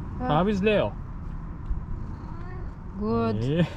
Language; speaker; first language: English; non-native, learner; Turkish